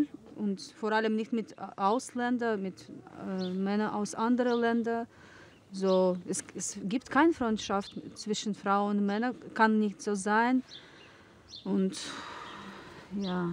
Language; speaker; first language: German; non-native, fluent; Chechen